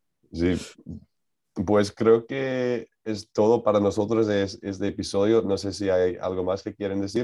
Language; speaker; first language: Spanish; non-native, learner; English